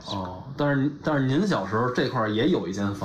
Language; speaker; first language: Chinese; native; Chinese